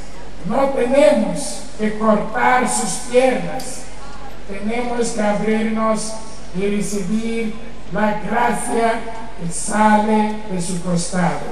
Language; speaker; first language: Spanish; non-native, fluent; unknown